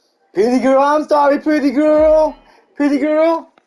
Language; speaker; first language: English; native; English